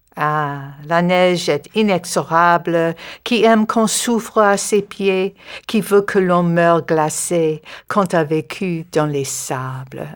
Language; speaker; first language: French; non-native, fluent; English